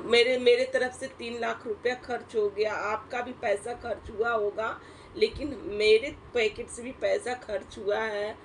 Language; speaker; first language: Hindi; native; Hindi